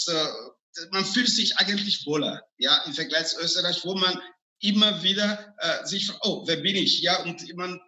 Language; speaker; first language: German; non-native, fluent; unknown